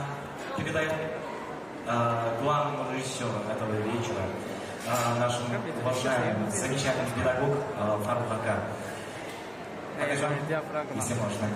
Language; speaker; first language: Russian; non-native, local second language; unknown